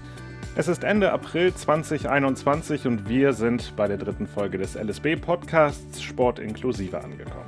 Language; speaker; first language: German; native; German